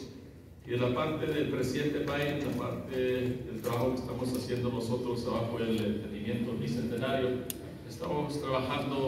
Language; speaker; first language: Spanish; early bilingual, heritage; English